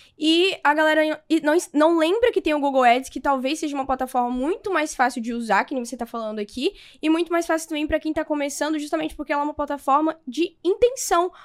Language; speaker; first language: Portuguese; native; Portuguese